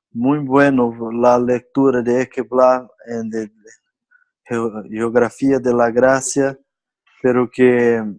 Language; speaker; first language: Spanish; non-native, learner; Portuguese